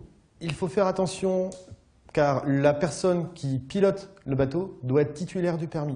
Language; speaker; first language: French; native; French